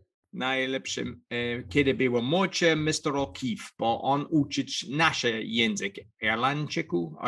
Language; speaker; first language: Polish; non-native, learner; English